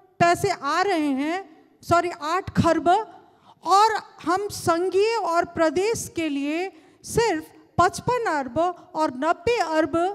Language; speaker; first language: Hindi; non-native, local second language; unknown